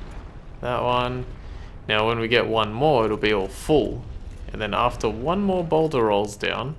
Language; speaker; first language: English; native; English